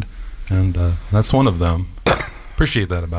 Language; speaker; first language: English; native; English